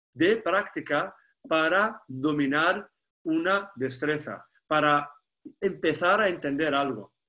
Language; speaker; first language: Spanish; non-native, fluent; Greek